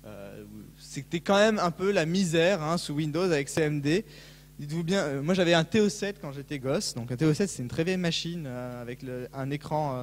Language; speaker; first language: French; native; French